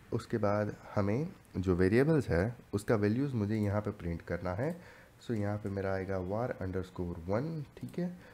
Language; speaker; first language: Hindi; native; Hindi